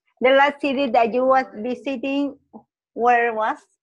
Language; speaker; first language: English; non-native, learner; Spanish